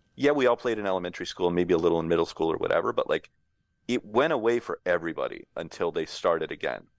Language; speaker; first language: English; native; English